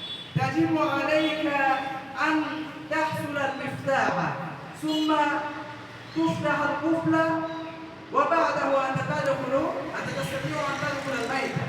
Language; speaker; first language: Arabic; non-native, fluent; Bangla